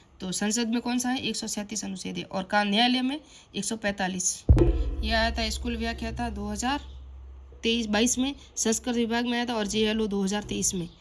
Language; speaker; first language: Hindi; native; Hindi